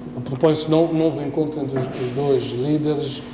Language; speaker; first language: Portuguese; native; Portuguese